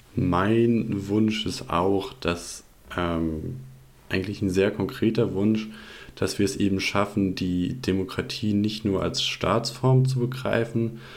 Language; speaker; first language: German; native; German